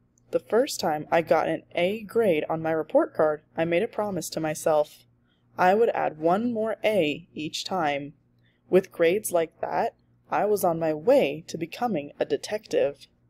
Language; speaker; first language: English; native; English